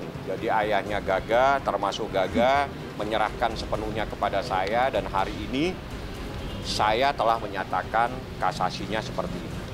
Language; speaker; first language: Indonesian; native; Indonesian